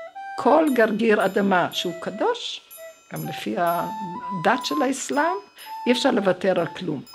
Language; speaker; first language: Hebrew; early bilingual, other home language; Romanian